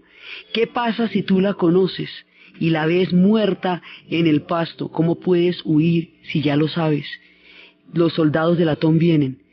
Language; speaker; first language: Spanish; native; Spanish